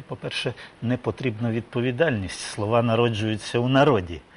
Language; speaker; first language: Ukrainian; non-native, local second language; Russian